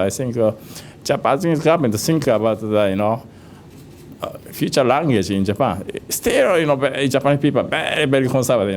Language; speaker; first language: English; non-native, fluent; Japanese